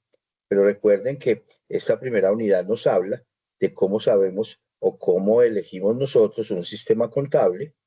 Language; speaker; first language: Spanish; native; Spanish